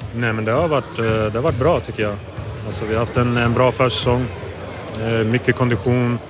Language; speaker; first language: Swedish; native; Swedish